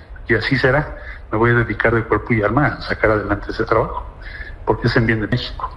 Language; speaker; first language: Spanish; native; Spanish